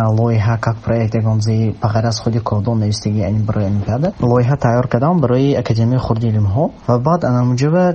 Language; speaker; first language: Tajik; native; Tajik